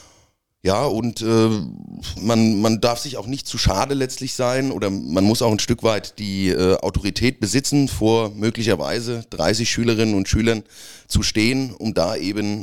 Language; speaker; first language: German; native; German